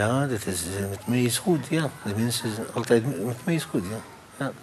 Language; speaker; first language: Dutch; non-native, learner; Arabic